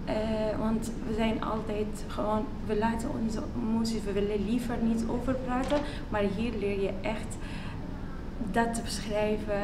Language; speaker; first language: Dutch; non-native, learner; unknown